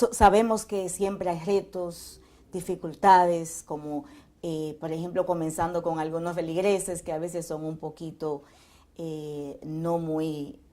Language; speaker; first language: Spanish; native; Spanish